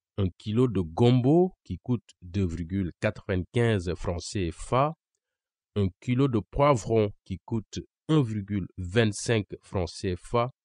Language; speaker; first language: French; non-native, local second language; Wolof